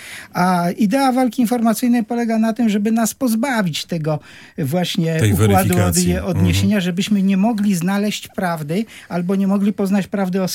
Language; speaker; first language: Polish; native; Polish